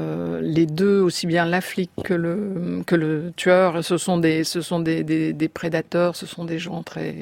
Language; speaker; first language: French; native; French